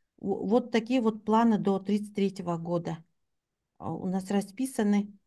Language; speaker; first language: Russian; non-native, local second language; Tuvinian